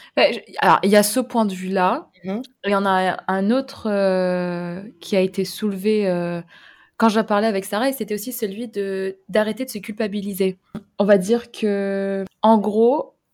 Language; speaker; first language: French; non-native, fluent; Arabic